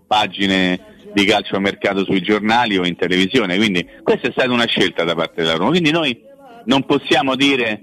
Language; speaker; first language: Italian; native; Italian